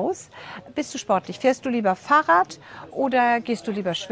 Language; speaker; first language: German; native; German